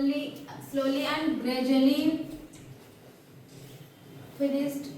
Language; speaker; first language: English; non-native, learner; Hindi